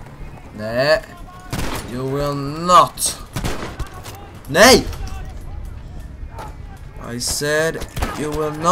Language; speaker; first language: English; non-native, fluent; Swedish